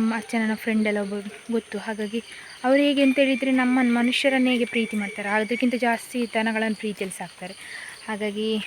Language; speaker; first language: Kannada; non-native, local second language; Konkani